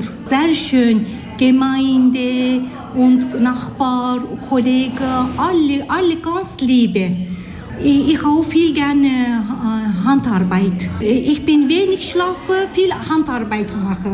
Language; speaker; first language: German; non-native, learner; Turkish